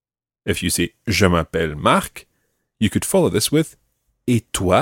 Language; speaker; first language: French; non-native, fluent; English